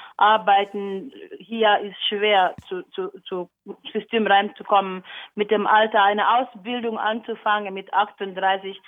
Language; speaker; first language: German; non-native, fluent; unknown